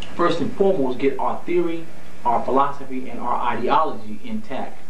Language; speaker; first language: English; native; English